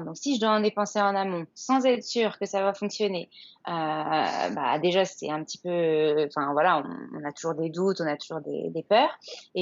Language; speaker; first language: French; native; French